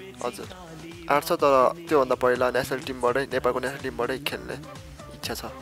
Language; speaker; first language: Nepali; early bilingual, heritage; Nepali